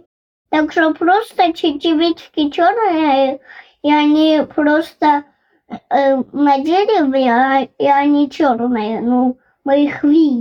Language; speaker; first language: Russian; early bilingual, heritage; Russian